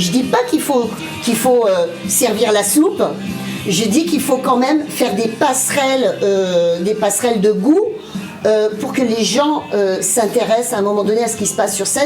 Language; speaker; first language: French; native; French